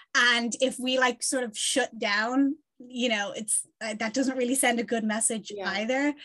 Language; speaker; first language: English; native; English